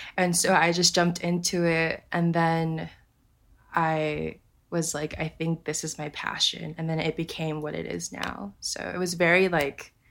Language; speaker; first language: English; early bilingual, other home language; Japanese